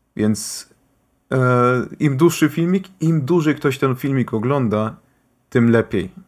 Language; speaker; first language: Polish; early bilingual, heritage; German